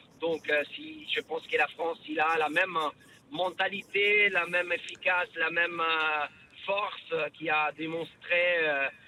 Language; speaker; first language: French; non-native, fluent; Italian